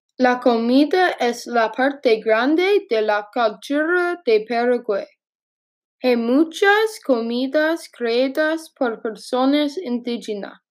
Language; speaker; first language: Spanish; non-native, learner; English